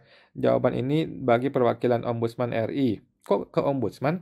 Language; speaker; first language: Indonesian; native; Indonesian